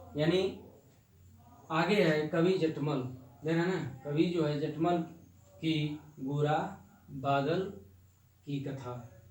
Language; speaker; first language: Hindi; native; Hindi